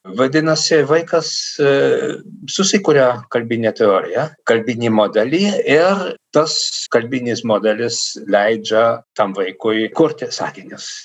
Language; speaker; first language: Lithuanian; non-native, fluent; Dutch